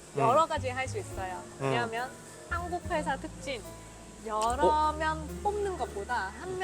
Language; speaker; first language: Korean; non-native, fluent; Vietnamese